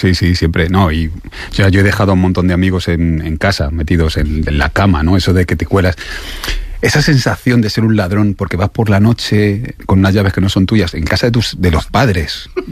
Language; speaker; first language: Spanish; native; Spanish